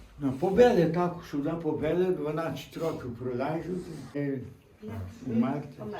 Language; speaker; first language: Ukrainian; native; Ukrainian